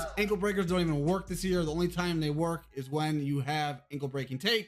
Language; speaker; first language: English; native; English